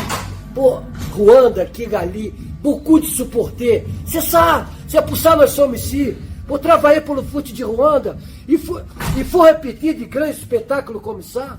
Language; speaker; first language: French; non-native, fluent; Portuguese